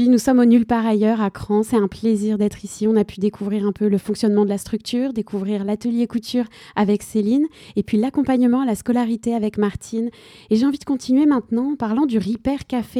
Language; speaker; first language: French; native; French